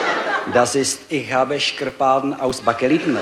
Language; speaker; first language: German; non-native, learner; Czech